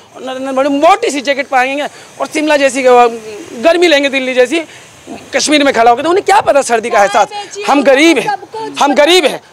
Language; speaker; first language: Hindi; native; Hindi